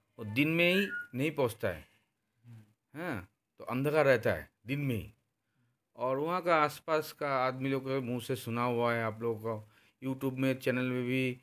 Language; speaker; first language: Hindi; non-native, local second language; Bangla